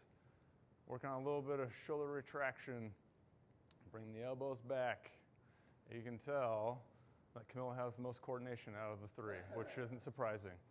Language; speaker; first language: English; native; English